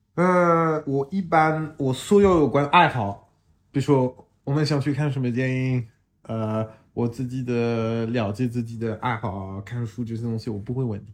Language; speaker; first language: Chinese; non-native, fluent; French